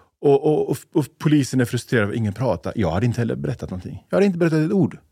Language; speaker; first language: Swedish; early bilingual, other home language; Persian